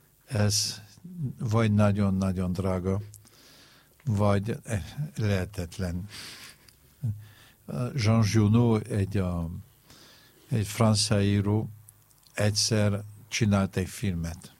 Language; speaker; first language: Hungarian; non-native, learner; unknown